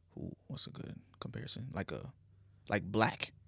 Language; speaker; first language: English; early bilingual, other home language; Yoruba